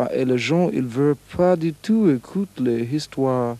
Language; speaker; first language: French; non-native, learner; English